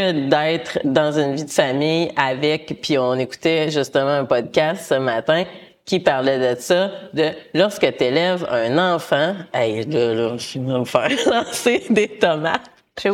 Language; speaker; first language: French; native; French